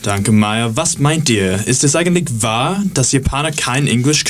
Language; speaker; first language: German; non-native, fluent; English